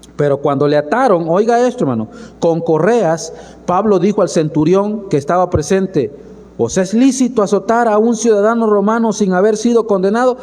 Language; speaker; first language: Spanish; native; Spanish